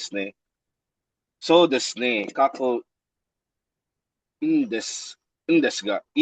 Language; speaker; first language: Japanese; non-native, learner; Filipino